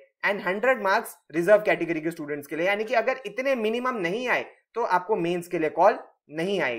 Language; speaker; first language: Hindi; native; Hindi